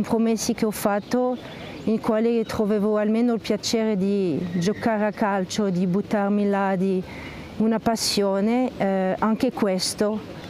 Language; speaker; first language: Italian; non-native, fluent; French